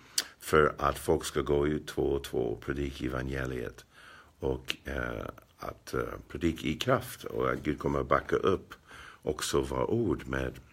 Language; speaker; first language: Swedish; non-native, fluent; English